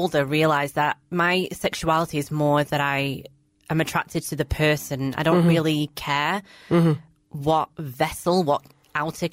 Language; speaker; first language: English; native; English